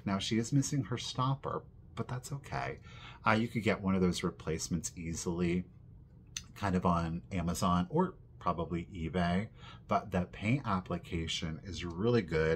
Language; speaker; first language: English; native; English